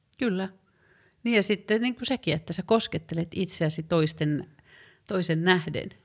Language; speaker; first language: Finnish; native; Finnish